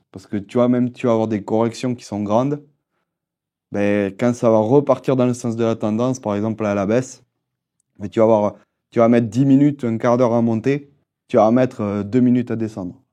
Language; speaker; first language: French; native; French